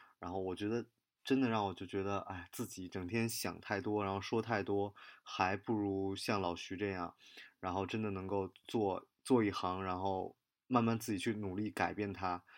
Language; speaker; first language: Chinese; native; Chinese